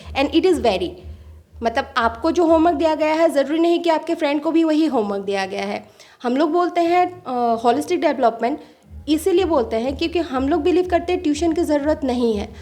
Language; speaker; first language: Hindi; non-native, local second language; Assamese